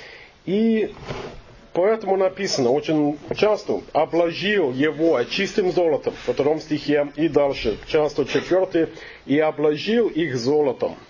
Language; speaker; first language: Russian; non-native, fluent; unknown